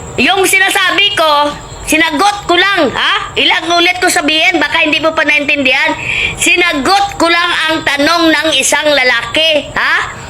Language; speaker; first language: Filipino; non-native, local second language; Hiligaynon